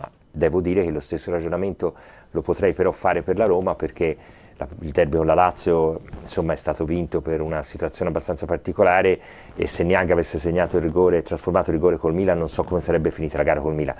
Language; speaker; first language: Italian; native; Italian